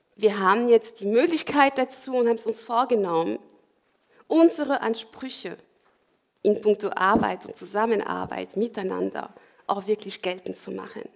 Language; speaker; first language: German; non-native, fluent; French